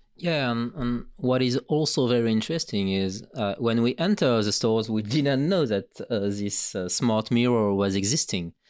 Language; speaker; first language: English; non-native, fluent; French